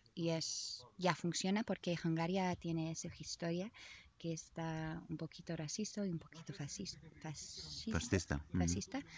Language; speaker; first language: Spanish; non-native, learner; English